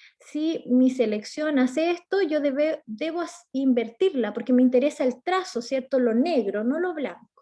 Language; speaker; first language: Spanish; native; Spanish